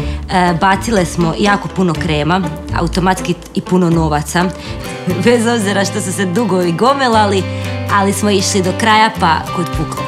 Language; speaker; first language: Croatian; native; Croatian